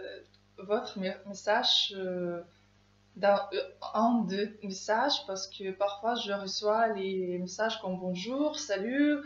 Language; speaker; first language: French; non-native, learner; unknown